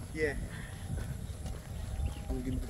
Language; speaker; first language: Filipino; native; Filipino